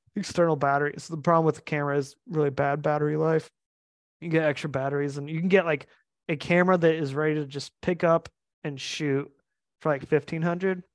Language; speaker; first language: English; native; English